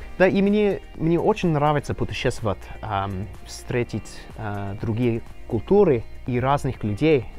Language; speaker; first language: Russian; non-native, learner; English